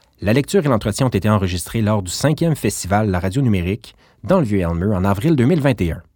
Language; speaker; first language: French; native; French